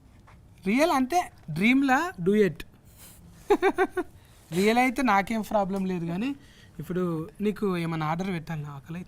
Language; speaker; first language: Telugu; native; Telugu